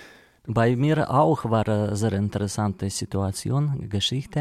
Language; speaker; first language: German; non-native, learner; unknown